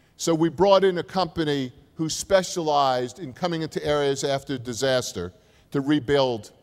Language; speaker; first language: English; native; English